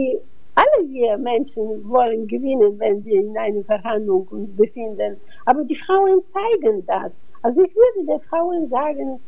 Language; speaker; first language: German; non-native, fluent; Bulgarian